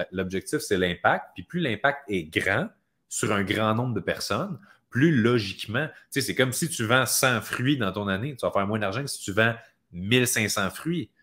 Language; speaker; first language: French; native; French